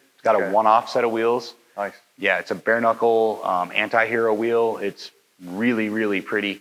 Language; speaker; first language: English; native; English